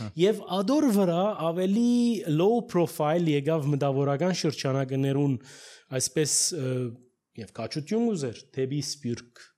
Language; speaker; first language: Armenian; early bilingual, heritage; Armenian